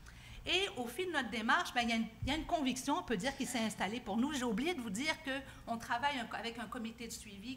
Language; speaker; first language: French; native; French